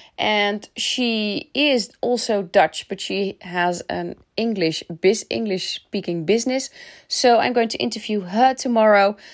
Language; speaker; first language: English; non-native, fluent; Dutch